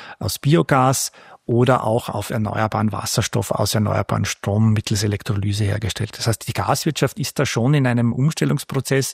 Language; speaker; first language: German; native; German